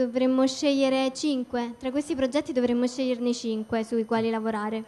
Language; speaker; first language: Italian; native; Italian